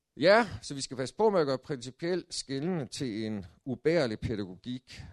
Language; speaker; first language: Danish; native; Danish